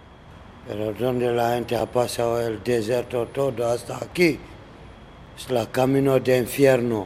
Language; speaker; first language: Spanish; non-native, learner; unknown